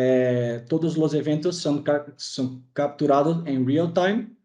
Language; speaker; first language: Spanish; non-native, fluent; Portuguese